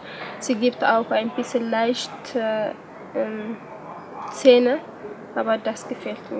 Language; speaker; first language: German; non-native, learner; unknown